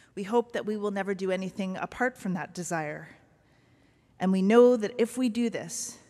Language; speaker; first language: English; native; English